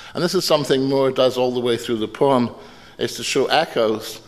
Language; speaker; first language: English; native; English